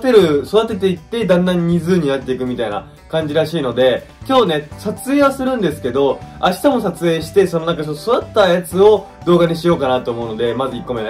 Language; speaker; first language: Japanese; native; Japanese